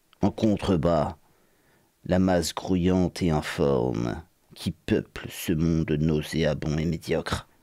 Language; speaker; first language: French; native; French